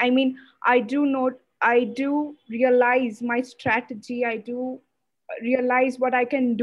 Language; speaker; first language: English; non-native, local second language; Odia